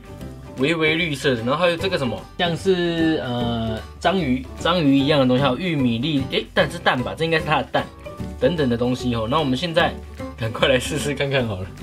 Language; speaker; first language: Chinese; native; Chinese